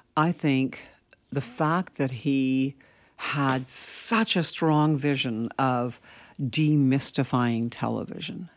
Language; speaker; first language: English; early bilingual, other home language; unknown